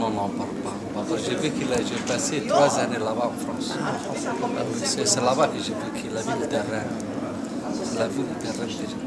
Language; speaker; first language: French; non-native, fluent; Somali